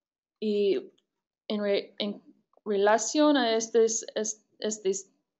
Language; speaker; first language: Spanish; non-native, fluent; English